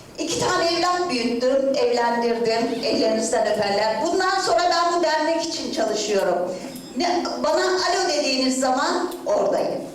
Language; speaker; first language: Turkish; native; Turkish